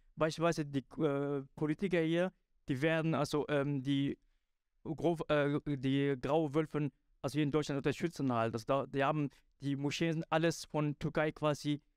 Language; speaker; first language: German; non-native, fluent; Arabic